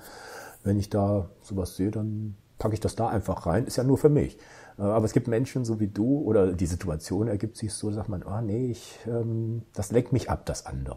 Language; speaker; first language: German; native; German